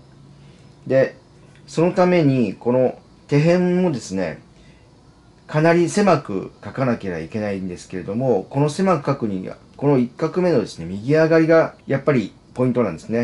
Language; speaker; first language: Japanese; native; Japanese